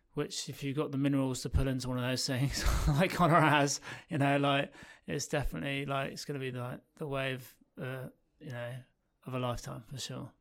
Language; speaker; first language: English; native; English